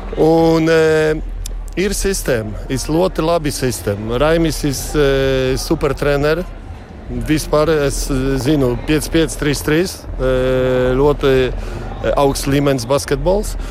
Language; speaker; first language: Latvian; non-native, learner; Polish